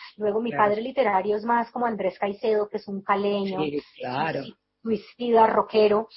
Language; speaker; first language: Spanish; native; Spanish